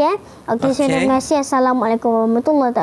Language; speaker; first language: Malay; native; Malay